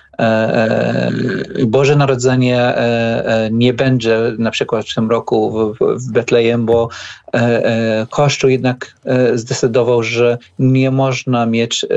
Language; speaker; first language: Polish; non-native, learner; Arabic